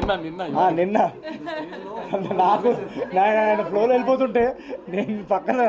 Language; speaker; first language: Telugu; native; Telugu